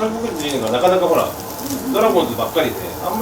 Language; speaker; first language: Japanese; native; Japanese